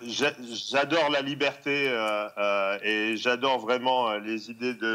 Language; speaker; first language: French; native; French